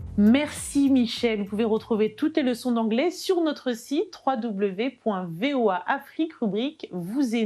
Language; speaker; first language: French; native; French